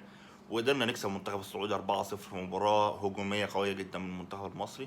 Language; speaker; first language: Arabic; native; Arabic